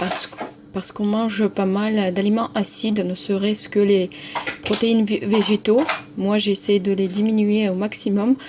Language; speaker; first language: French; non-native, fluent; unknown